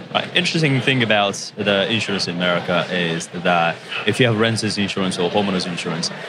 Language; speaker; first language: English; non-native, fluent; Japanese